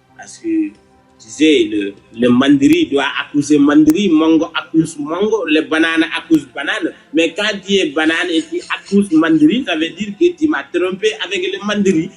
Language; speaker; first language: French; non-native, local second language; Wolof